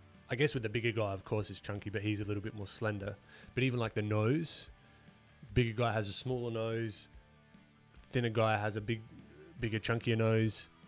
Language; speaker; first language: English; native; English